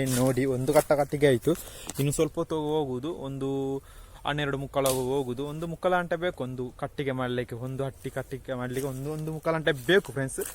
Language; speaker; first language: Kannada; native; Kannada